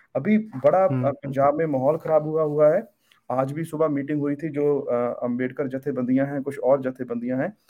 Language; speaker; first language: Hindi; native; Hindi